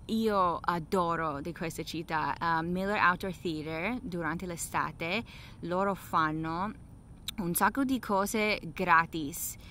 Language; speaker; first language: Italian; non-native, fluent; English